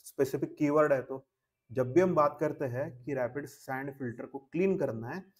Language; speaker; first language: Hindi; non-native, local second language; Marathi